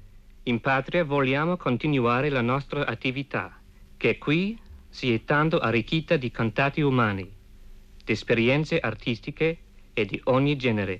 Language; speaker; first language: Italian; non-native, fluent; English